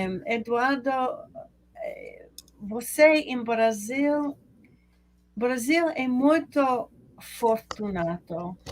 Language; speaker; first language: Portuguese; non-native, learner; English